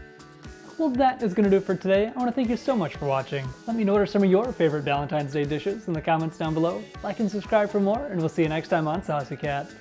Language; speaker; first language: English; native; English